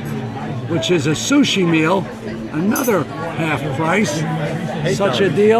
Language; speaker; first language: English; native; English